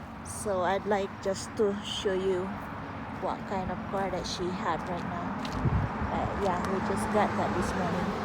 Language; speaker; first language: English; non-native, fluent; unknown